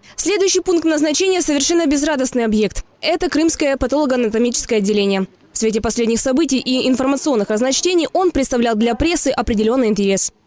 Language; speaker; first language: Russian; native; Russian